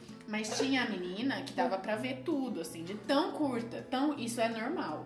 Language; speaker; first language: Portuguese; early bilingual, heritage; Portuguese